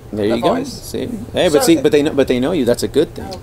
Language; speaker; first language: English; native; English